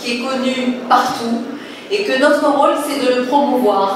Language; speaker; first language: French; native; French